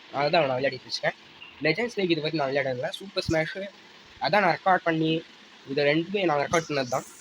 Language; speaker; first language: Tamil; non-native, local second language; Urdu